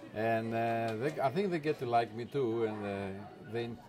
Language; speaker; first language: English; non-native, fluent; Greek